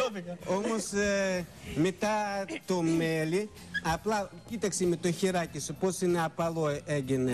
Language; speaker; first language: Greek; non-native, fluent; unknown